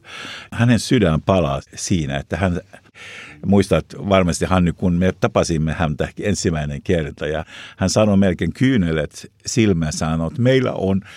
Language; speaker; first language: Finnish; non-native, local second language; Swedish